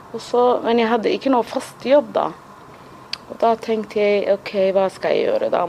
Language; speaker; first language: Norwegian; non-native, fluent; Somali